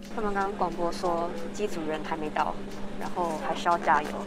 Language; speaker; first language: Chinese; early bilingual, heritage; Chinese